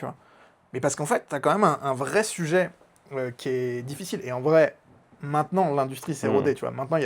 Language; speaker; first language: French; native; French